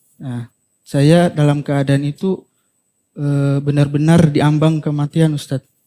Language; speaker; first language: Indonesian; native; Indonesian